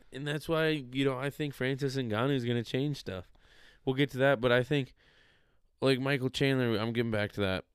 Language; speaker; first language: English; native; English